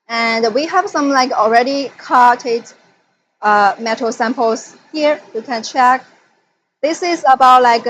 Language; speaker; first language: English; non-native, fluent; Chinese